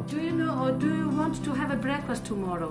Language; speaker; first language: English; non-native, learner; Georgian